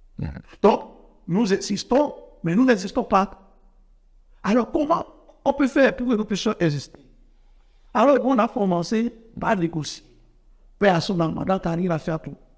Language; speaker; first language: French; non-native, local second language; Fon